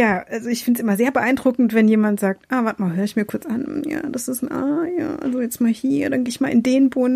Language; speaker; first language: German; native; German